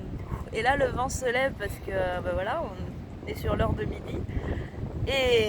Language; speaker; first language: French; native; French